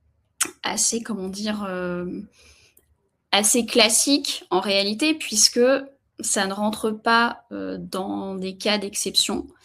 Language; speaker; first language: French; native; French